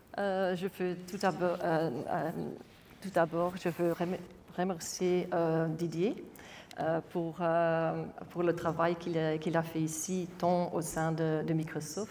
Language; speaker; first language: French; non-native, local second language; Dutch